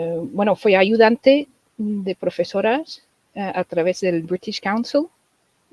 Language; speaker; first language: Spanish; non-native, fluent; English